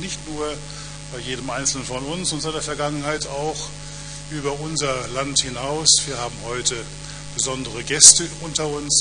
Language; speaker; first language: German; native; German